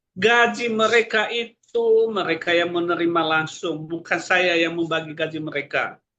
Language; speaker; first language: Indonesian; non-native, local second language; Nias